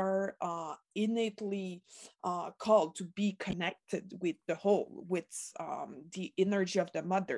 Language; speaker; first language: English; non-native, fluent; French